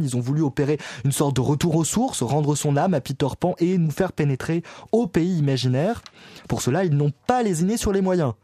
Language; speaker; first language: French; native; French